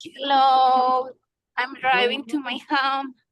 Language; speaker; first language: English; non-native, learner; Spanish